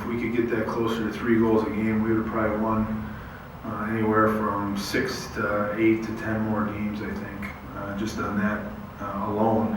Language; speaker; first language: English; native; English